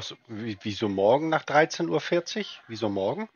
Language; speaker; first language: German; native; German